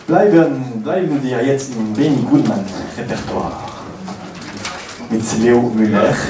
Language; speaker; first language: German; non-native, learner; French